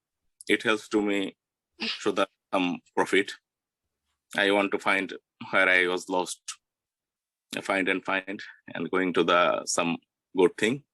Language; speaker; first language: English; non-native, learner; Bangla